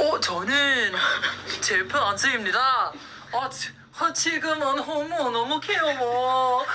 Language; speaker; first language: Korean; non-native, learner; Filipino